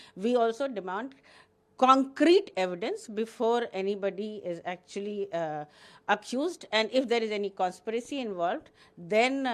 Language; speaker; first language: English; non-native, local second language; Hindi